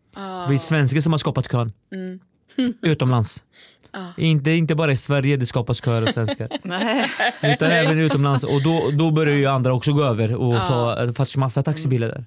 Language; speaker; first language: Swedish; early bilingual, other home language; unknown